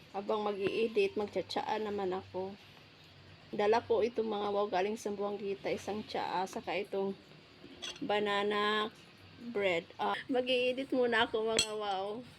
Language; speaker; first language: Filipino; non-native, local second language; Cebuano